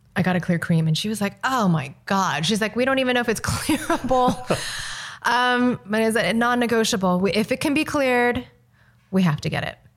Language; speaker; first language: English; early bilingual, other home language; Chinese